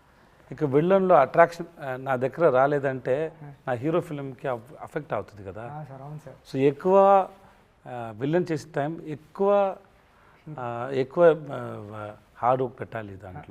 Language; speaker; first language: Telugu; non-native, learner; Tamil